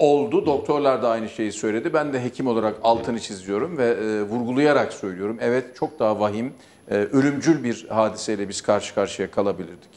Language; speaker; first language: Turkish; native; Turkish